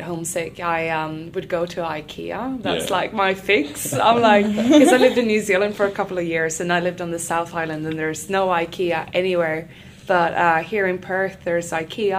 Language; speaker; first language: English; non-native, fluent; Swedish